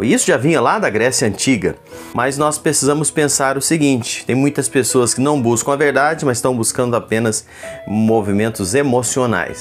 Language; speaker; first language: Portuguese; native; Portuguese